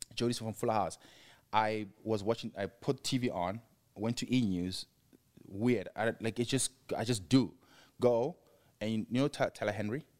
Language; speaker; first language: English; non-native, local second language; Tswana